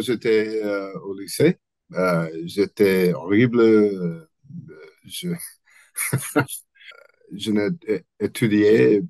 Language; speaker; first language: French; non-native, learner; English